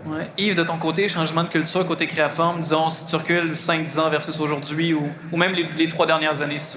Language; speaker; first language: French; native; French